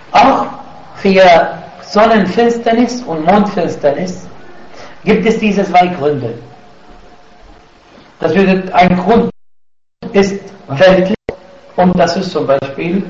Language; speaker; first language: German; non-native, fluent; Arabic